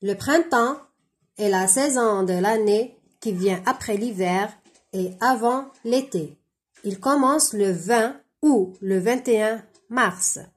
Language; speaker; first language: French; non-native, local second language; Arabic